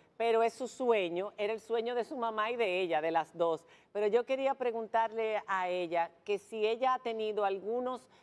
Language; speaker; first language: Spanish; native; Spanish